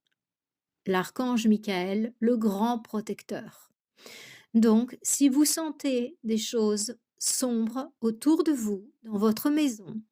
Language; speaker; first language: French; native; French